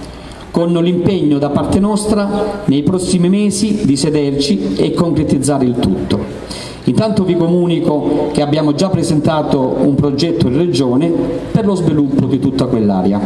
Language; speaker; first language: Italian; native; Italian